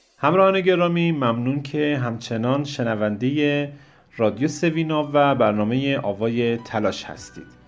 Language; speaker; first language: Persian; native; Persian